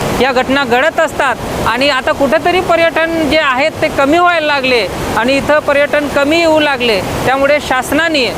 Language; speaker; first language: Marathi; non-native, local second language; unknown